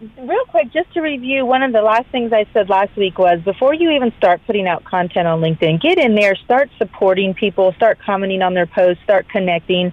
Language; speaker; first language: English; native; English